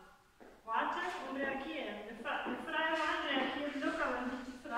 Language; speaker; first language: German; non-native, fluent; Spanish